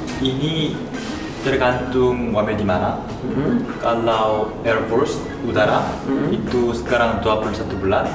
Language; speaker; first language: Indonesian; non-native, fluent; Korean